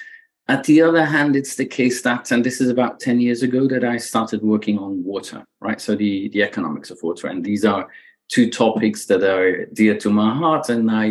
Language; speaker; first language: English; non-native, fluent; Dutch